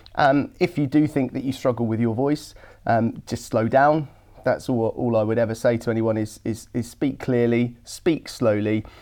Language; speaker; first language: English; native; English